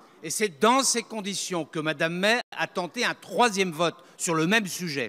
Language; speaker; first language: French; native; French